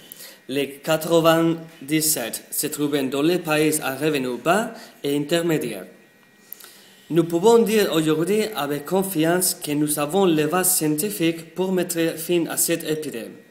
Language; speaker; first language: French; non-native, learner; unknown